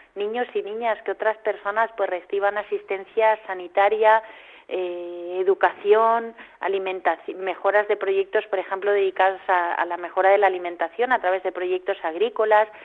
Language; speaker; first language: Spanish; native; Spanish